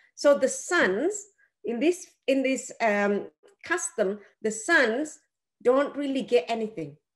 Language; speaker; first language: English; non-native, fluent; Indonesian